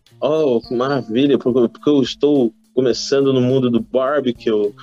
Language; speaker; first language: Portuguese; native; Portuguese